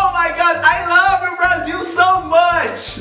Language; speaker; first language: English; non-native, learner; Portuguese